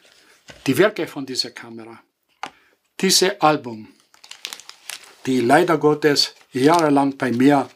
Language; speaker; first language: German; non-native, fluent; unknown